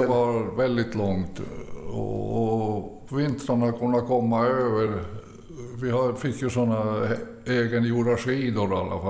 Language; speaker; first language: Swedish; early bilingual, other home language; Finnish